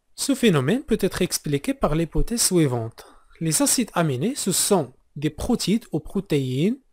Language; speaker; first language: French; non-native, local second language; Arabic